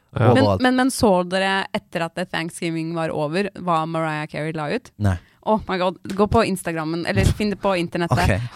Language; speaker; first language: Norwegian; early bilingual, other home language; Turkish